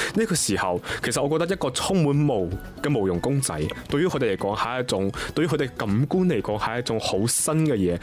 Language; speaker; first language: Chinese; non-native, local second language; Cantonese